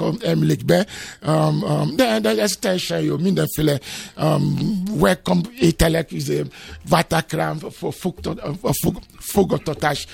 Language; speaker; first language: Hungarian; non-native, fluent; Yoruba